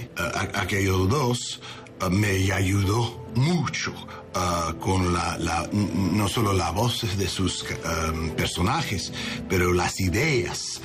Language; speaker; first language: Spanish; non-native, learner; English